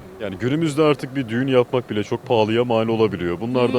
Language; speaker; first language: Turkish; native; Turkish